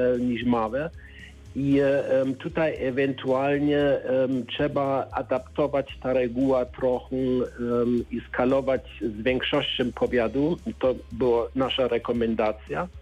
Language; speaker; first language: Polish; non-native, learner; German